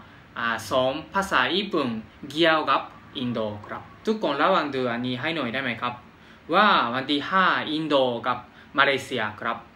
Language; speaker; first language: Thai; non-native, fluent; Japanese